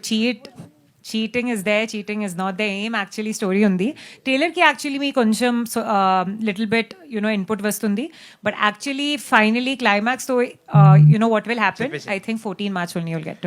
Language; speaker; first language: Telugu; non-native, learner; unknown